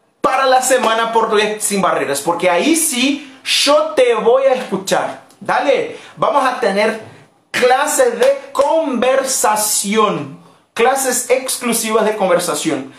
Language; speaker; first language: Spanish; non-native, fluent; Portuguese